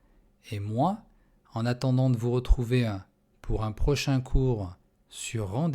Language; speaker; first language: French; non-native, fluent; Russian